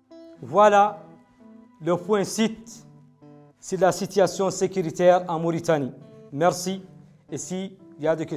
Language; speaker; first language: French; non-native, local second language; Arabic